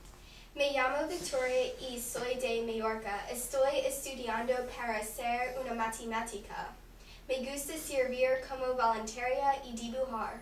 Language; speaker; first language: Spanish; non-native, learner; English